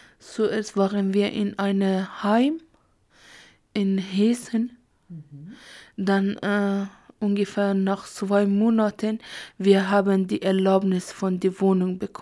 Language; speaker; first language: German; non-native, learner; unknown